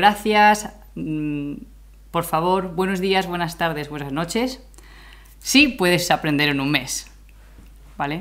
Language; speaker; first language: Spanish; native; Spanish